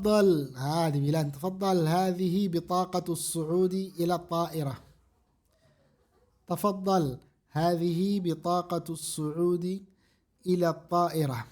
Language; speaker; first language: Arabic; non-native, fluent; Indonesian